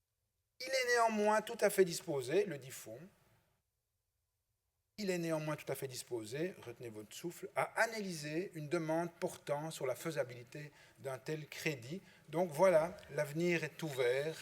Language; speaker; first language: French; native; French